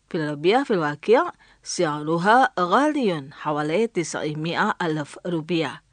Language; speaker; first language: Arabic; non-native, fluent; Indonesian